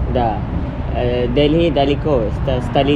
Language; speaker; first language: Russian; non-native, learner; Malayalam